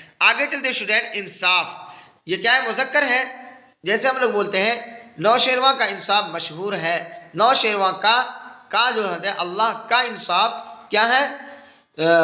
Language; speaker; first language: Urdu; native; Urdu